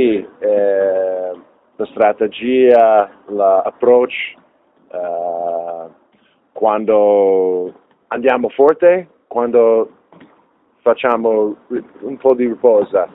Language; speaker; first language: Italian; non-native, learner; English